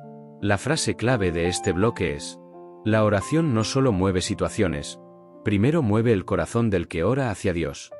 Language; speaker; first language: Spanish; native; Spanish